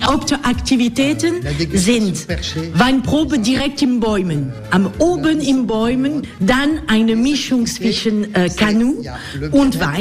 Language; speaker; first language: German; non-native, learner; French